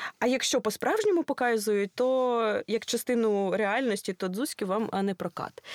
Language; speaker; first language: Ukrainian; non-native, local second language; Russian